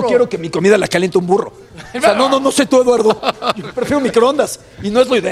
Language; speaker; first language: Spanish; native; Spanish